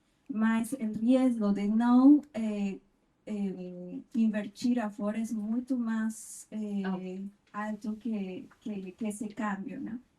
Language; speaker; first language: Portuguese; non-native, fluent; Spanish